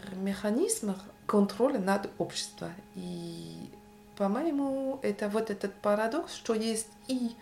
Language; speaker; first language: Russian; non-native, fluent; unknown